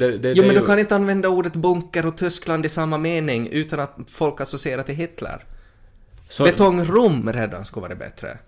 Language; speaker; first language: Swedish; native; Swedish